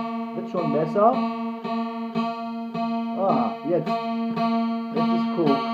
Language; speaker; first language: German; non-native, fluent; Kurdish